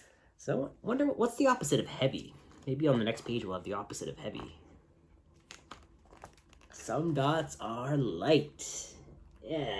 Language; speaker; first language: English; native; English